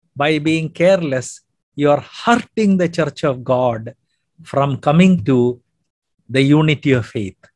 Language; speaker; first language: English; non-native, local second language; Malayalam